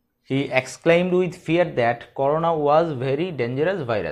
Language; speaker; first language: English; non-native, local second language; Bangla